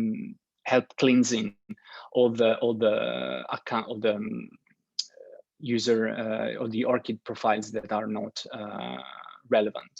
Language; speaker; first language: English; non-native, fluent; Italian